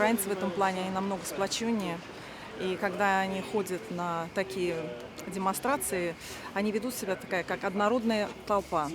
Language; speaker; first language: Russian; native; Russian